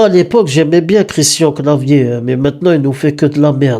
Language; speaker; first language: French; native; French